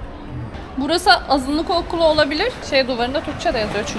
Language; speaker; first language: Turkish; native; Turkish